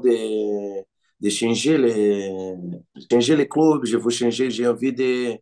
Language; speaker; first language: French; non-native, learner; Portuguese